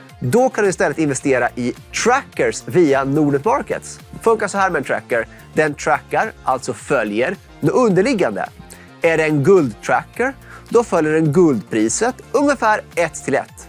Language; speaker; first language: Swedish; native; Swedish